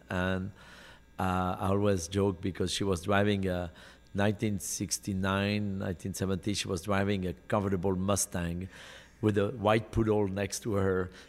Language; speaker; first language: English; non-native, fluent; French